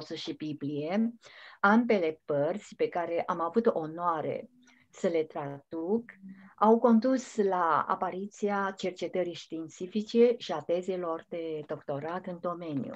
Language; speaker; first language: Romanian; non-native, fluent; Chinese